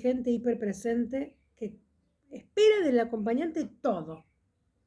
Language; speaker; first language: Spanish; native; Spanish